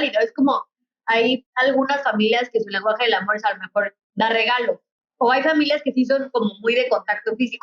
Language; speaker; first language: Spanish; native; Spanish